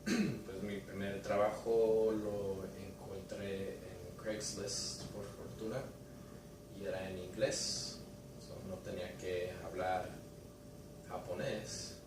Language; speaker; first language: Spanish; early bilingual, heritage; Spanish